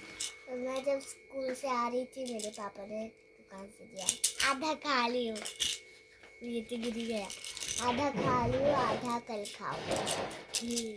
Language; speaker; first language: Hindi; non-native, local second language; Bangla